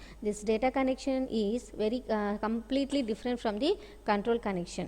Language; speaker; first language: English; non-native, local second language; Telugu